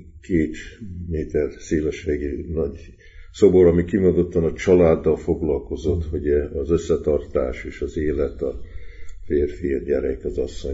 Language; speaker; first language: Hungarian; early bilingual, heritage; Hungarian